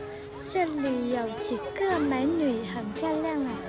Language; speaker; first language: Chinese; non-native, learner; Vietnamese